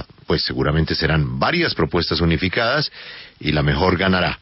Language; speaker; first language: Spanish; native; Spanish